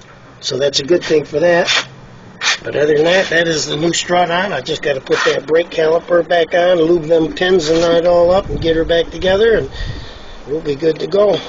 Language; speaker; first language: English; native; English